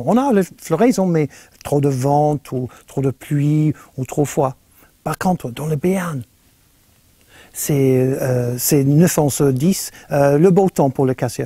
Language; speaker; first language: French; non-native, fluent; English